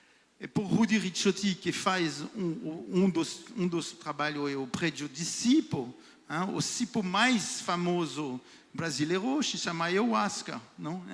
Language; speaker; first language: Portuguese; non-native, fluent; French